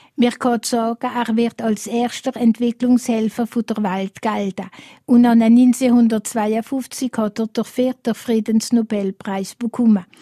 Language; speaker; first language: German; non-native, local second language; Swiss German